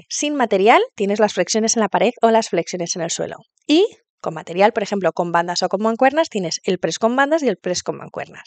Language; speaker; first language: Spanish; native; Spanish